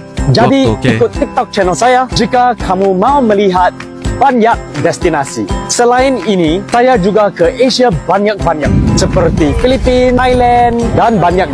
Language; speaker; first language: Indonesian; non-native, learner; English